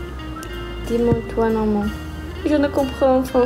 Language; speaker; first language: French; non-native, learner; Portuguese